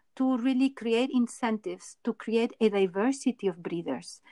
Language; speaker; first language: English; non-native, fluent; Spanish